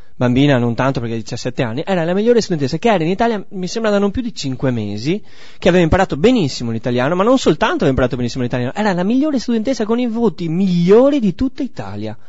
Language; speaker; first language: Italian; native; Italian